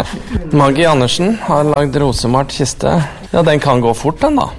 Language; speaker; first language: Norwegian; native; Norwegian